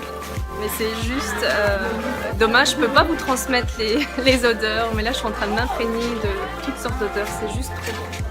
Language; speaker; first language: French; native; French